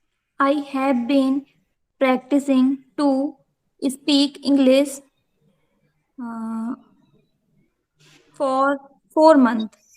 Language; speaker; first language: English; non-native, learner; Hindi